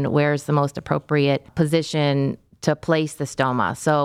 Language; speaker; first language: English; native; English